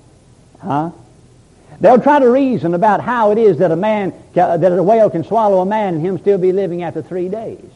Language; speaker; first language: English; native; English